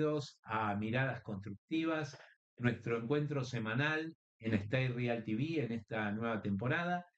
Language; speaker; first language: Spanish; native; Spanish